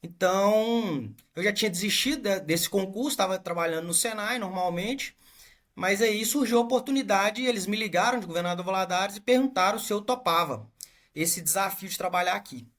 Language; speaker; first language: Portuguese; native; Portuguese